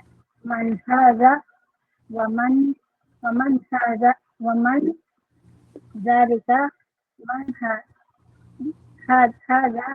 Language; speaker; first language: Arabic; non-native, learner; Filipino